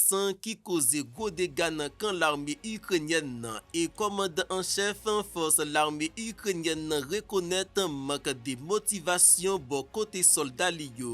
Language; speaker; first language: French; non-native, local second language; Haitian Creole